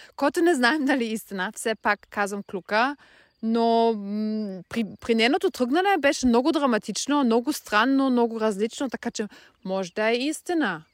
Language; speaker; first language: Bulgarian; native; Bulgarian